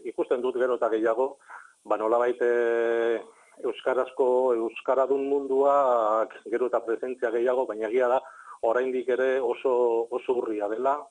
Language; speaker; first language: Basque; non-native, local second language; Spanish